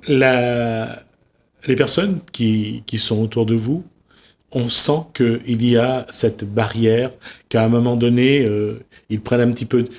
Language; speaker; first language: French; native; French